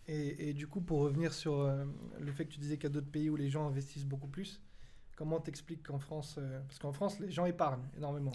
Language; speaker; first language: French; native; French